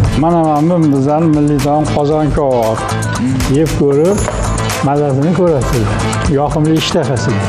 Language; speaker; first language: Uzbek; native; Uzbek